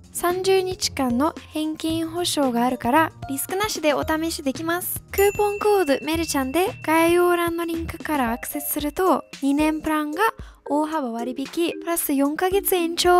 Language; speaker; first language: Japanese; non-native, fluent; English